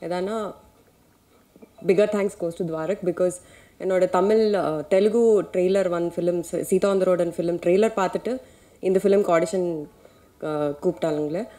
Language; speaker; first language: Tamil; non-native, learner; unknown